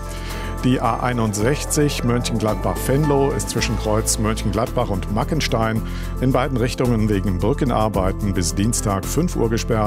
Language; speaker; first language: German; native; German